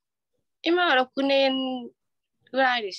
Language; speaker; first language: Japanese; non-native, learner; Vietnamese